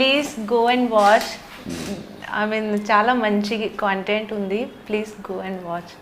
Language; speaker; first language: Telugu; non-native, learner; Hindi